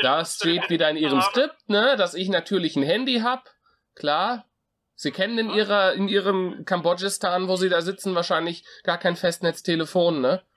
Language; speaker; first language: German; native; German